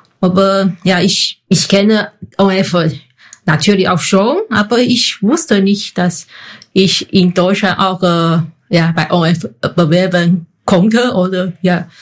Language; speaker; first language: German; non-native, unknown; Chinese